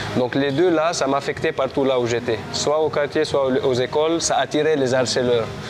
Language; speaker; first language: French; non-native, local second language; Armenian